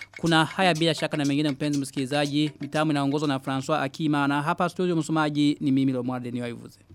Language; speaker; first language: Swahili; non-native, local second language; Rundi